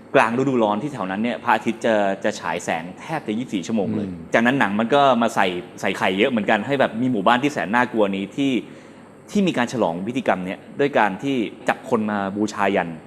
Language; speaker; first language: Thai; native; Thai